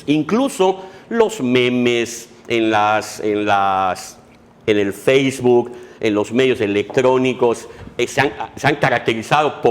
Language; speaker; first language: Spanish; native; Spanish